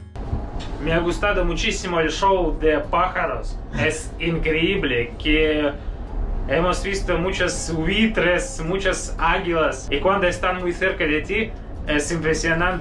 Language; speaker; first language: Spanish; non-native, learner; Russian